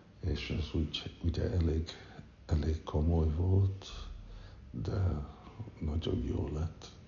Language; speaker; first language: Hungarian; early bilingual, heritage; Hungarian